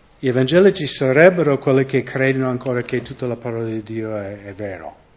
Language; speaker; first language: Italian; non-native, fluent; English